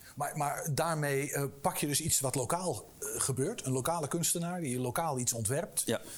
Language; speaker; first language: Dutch; native; Dutch